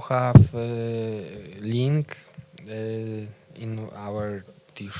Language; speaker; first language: English; non-native, learner; Polish